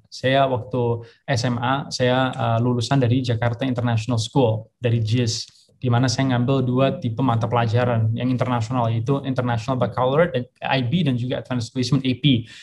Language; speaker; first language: Indonesian; early bilingual, heritage; Indonesian